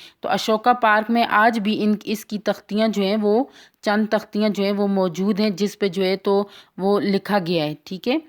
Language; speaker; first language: Urdu; non-native, local second language; Pashto